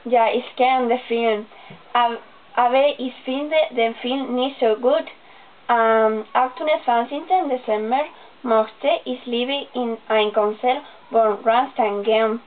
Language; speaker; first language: German; non-native, learner; Spanish